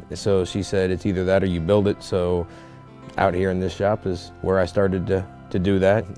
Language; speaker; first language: English; native; English